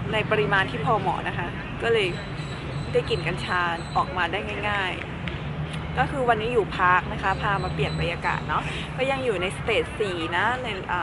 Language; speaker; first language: Thai; native; Thai